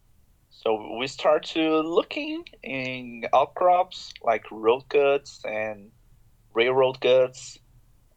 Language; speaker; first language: English; non-native, fluent; Portuguese